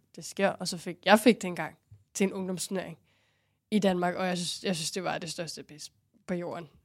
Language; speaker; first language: Danish; native; Danish